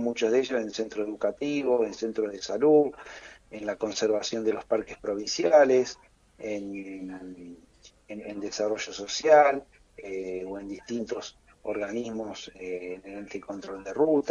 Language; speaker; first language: Spanish; native; Spanish